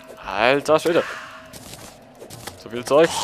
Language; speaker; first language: German; native; German